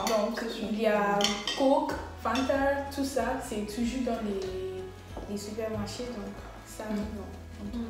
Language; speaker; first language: French; non-native, learner; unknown